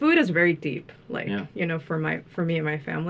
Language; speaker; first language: English; native; English